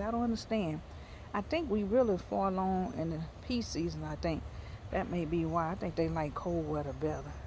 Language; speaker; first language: English; native; English